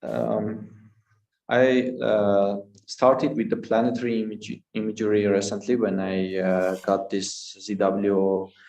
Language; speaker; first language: English; non-native, fluent; Armenian